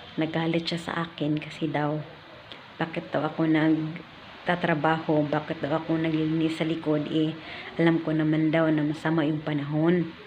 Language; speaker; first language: Filipino; non-native, local second language; Cebuano